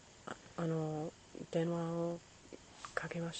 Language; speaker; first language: Japanese; non-native, learner; English